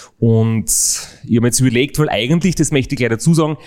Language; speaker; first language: German; native; German